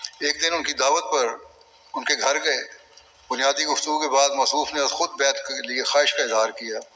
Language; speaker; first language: Urdu; native; Urdu